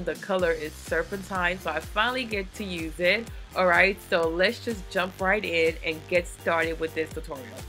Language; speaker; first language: English; native; English